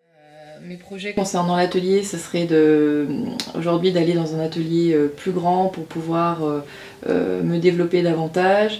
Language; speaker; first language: French; native; French